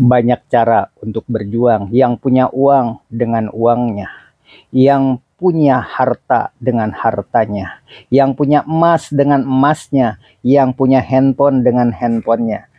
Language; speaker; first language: Indonesian; native; Indonesian